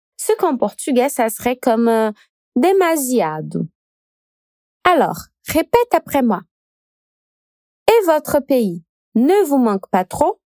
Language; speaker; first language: French; non-native, fluent; Portuguese